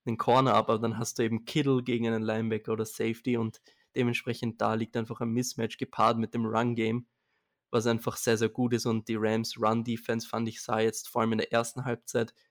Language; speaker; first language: German; native; German